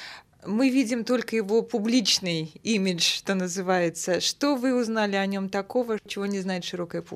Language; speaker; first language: Russian; native; Russian